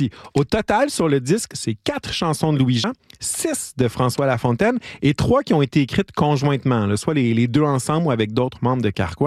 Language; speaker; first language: French; native; French